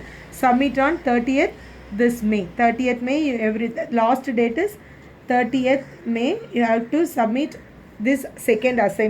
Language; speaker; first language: English; non-native, local second language; Tamil